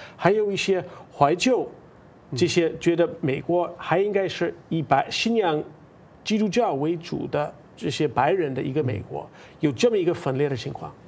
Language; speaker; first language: Chinese; non-native, fluent; English